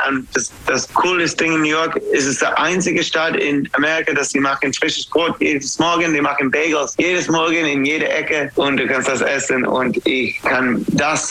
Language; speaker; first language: German; non-native, learner; English